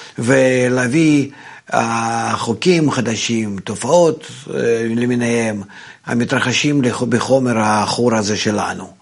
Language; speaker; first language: Hebrew; non-native, fluent; Russian